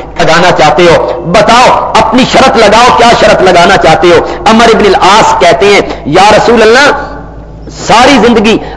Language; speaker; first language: Urdu; non-native, local second language; Punjabi